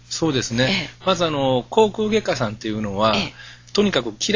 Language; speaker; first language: Japanese; native; Japanese